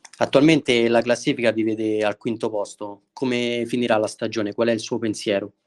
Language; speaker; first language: Italian; native; Italian